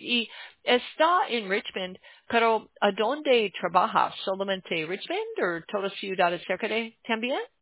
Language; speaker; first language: Spanish; non-native, learner; English